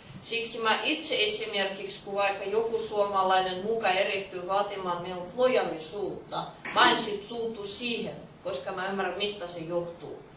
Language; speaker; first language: Finnish; non-native, fluent; Russian